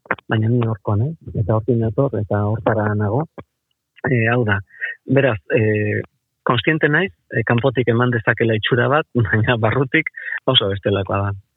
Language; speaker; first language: Basque; non-native, local second language; Spanish